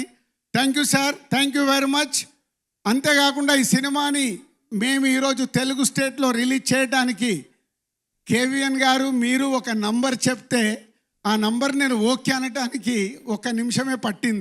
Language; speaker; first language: Telugu; native; Telugu